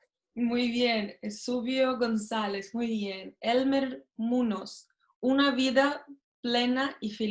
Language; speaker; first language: Spanish; non-native, learner; Russian